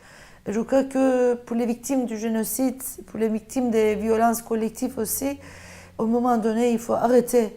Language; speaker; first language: French; non-native, fluent; Turkish